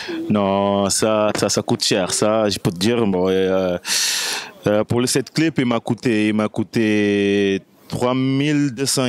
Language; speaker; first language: French; non-native, fluent; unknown